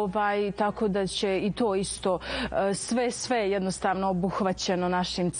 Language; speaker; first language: Serbian; native; Serbian